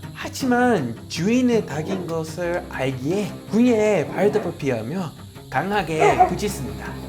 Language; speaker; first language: Korean; native; Korean